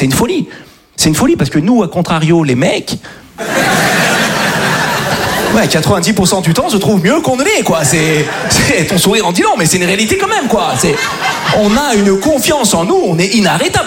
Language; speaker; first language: French; native; French